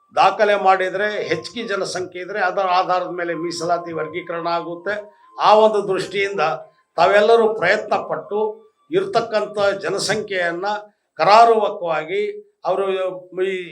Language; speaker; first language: Kannada; non-native, local second language; Lambadi